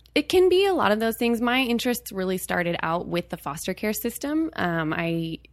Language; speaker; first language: English; native; English